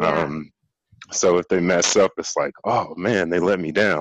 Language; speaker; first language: English; native; English